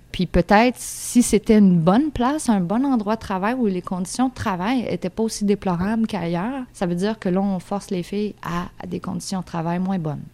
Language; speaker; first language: French; native; French